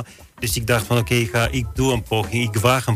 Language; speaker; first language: Dutch; non-native, fluent; Bulgarian